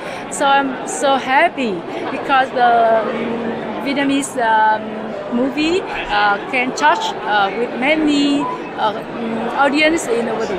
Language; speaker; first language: English; non-native, learner; Vietnamese